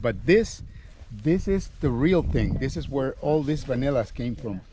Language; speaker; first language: English; non-native, fluent; Spanish